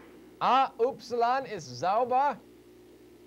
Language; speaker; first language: German; non-native, learner; English